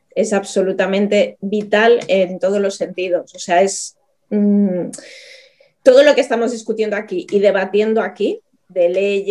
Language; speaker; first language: Spanish; non-native, local second language; Catalan